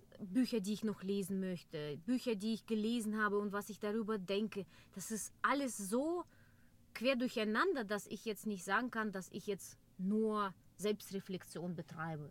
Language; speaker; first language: German; non-native, fluent; Russian